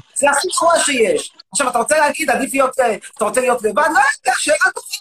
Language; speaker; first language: Hebrew; native; Hebrew